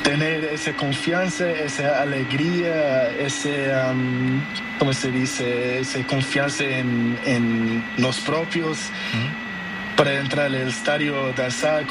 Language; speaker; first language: Spanish; non-native, learner; Portuguese